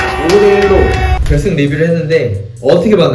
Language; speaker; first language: Korean; native; Korean